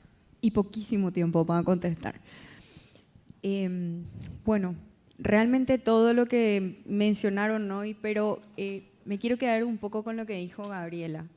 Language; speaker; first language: Spanish; native; Spanish